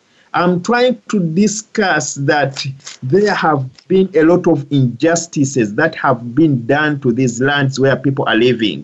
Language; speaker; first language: English; non-native, local second language; Ganda